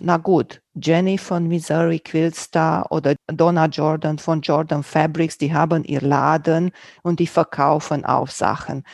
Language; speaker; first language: German; non-native, fluent; Romanian